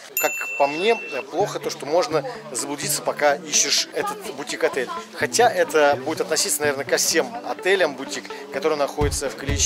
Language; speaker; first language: Russian; native; Russian